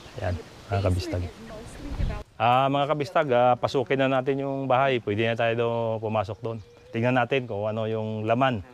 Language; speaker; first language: Filipino; non-native, local second language; Cebuano